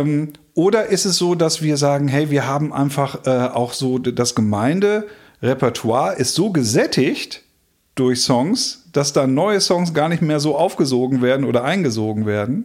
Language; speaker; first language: German; native; German